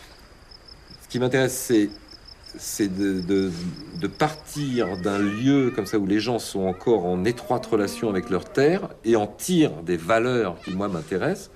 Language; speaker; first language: French; native; French